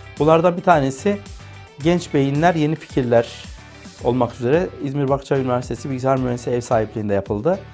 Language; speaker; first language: Turkish; native; Turkish